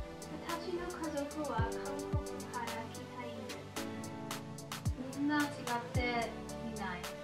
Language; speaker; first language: Japanese; early bilingual, other home language; English